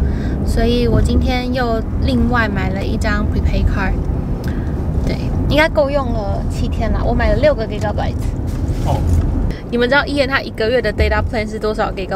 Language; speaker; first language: Chinese; native; Chinese